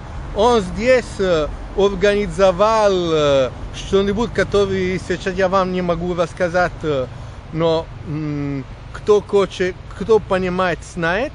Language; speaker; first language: Russian; non-native, learner; Italian